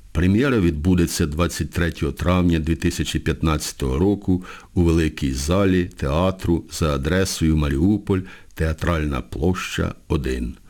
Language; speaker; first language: Ukrainian; native; Ukrainian